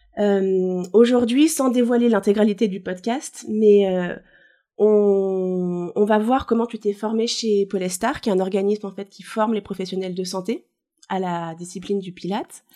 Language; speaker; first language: French; native; French